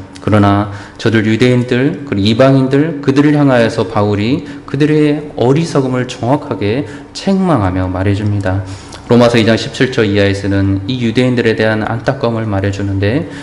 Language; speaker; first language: Korean; native; Korean